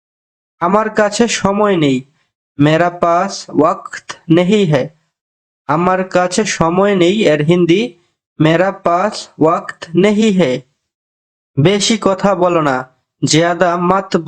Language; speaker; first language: Hindi; non-native, local second language; Bangla